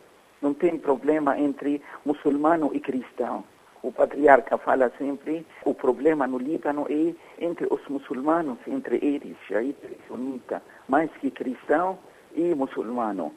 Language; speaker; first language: Portuguese; non-native, fluent; Arabic